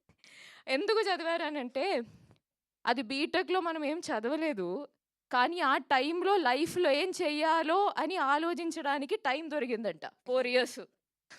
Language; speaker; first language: Telugu; non-native, local second language; Malayalam